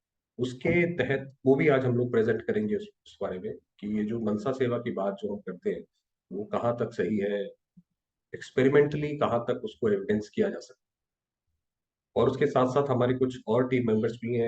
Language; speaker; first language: Hindi; native; Hindi